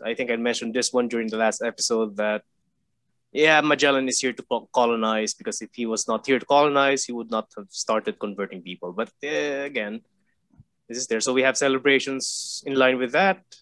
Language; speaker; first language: English; non-native, local second language; Filipino